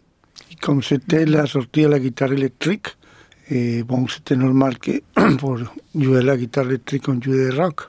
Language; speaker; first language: French; non-native, fluent; Spanish